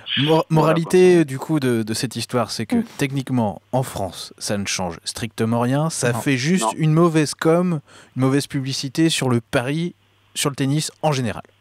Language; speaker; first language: French; native; French